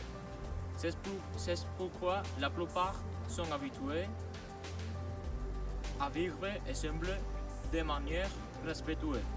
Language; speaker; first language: French; non-native, learner; Spanish